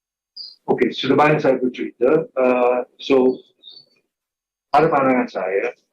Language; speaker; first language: Indonesian; non-native, fluent; English